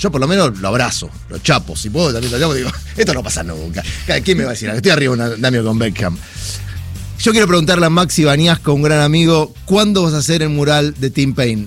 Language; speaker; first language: Spanish; native; Spanish